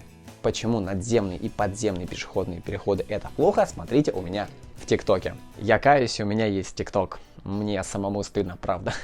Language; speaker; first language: Russian; native; Russian